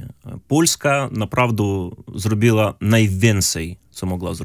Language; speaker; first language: Polish; non-native, learner; Ukrainian